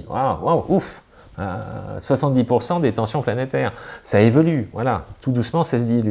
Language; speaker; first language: French; native; French